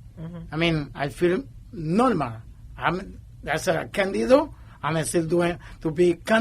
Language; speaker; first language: English; non-native, learner; Spanish